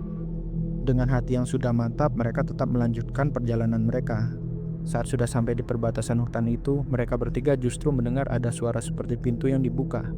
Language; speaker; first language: Indonesian; native; Indonesian